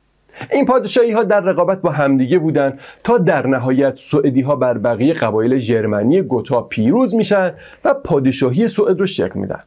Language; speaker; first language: Persian; native; Persian